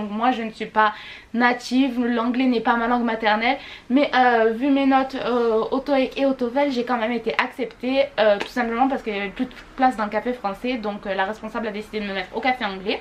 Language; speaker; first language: French; native; French